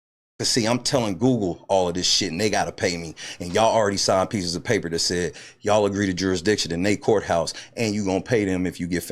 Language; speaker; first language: English; native; English